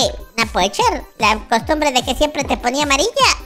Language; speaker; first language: Spanish; native; Spanish